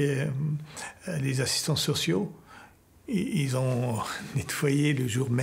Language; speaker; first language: French; non-native, fluent; Persian